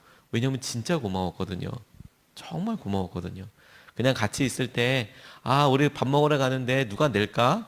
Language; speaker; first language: Korean; native; Korean